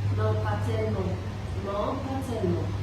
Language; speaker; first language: French; non-native, local second language; Arabic